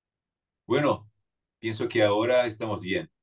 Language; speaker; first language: Spanish; non-native, fluent; Portuguese